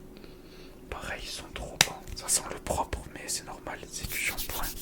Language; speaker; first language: French; native; French